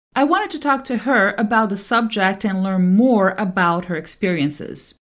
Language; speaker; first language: English; non-native, fluent; Portuguese